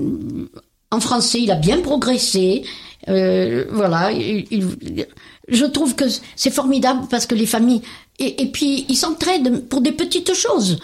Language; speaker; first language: French; native; French